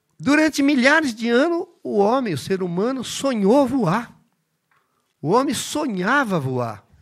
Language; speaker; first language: Portuguese; early bilingual, other home language; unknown